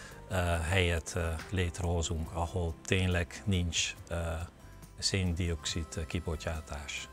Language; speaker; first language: Hungarian; non-native, learner; Dutch